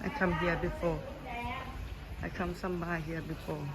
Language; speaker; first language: English; non-native, learner; Thai